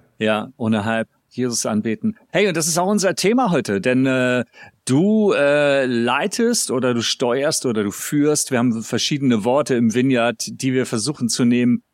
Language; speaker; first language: German; native; German